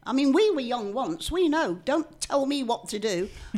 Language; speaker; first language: English; native; English